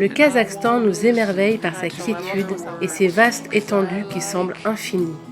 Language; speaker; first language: French; native; French